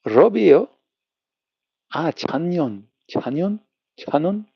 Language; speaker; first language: Korean; non-native, learner; English